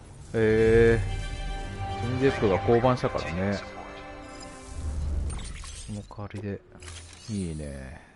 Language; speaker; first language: Japanese; native; Japanese